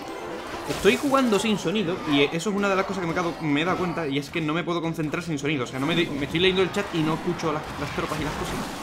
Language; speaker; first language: Spanish; native; Spanish